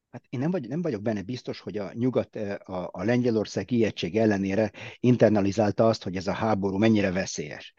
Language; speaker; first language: Hungarian; early bilingual, heritage; Hungarian